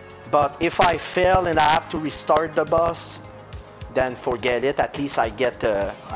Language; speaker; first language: English; non-native, fluent; French